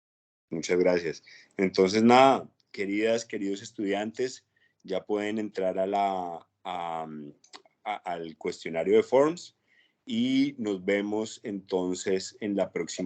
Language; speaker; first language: Spanish; native; Spanish